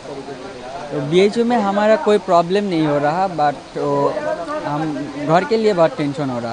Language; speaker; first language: Hindi; non-native, learner; Bangla